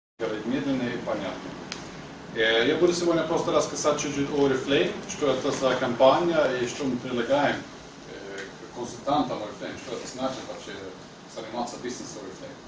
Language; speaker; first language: Russian; non-native, learner; Swedish